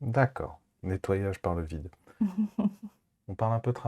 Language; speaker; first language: French; native; French